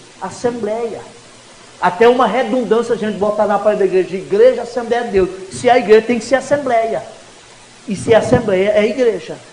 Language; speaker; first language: Portuguese; native; Portuguese